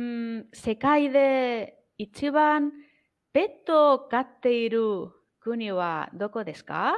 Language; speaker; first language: Japanese; non-native, fluent; Spanish